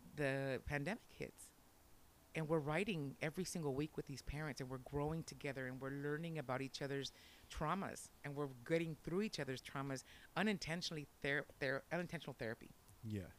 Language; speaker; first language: English; early bilingual, other home language; Spanish